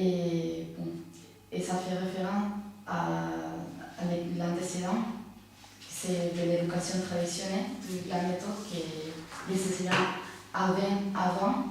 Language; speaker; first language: French; non-native, fluent; Spanish